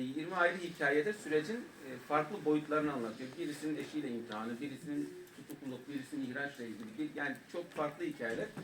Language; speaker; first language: Turkish; non-native, local second language; Kurdish